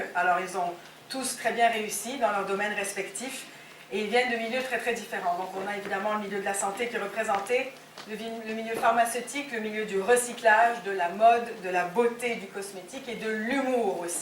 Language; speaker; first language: French; native; French